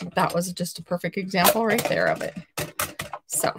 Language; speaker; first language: English; native; English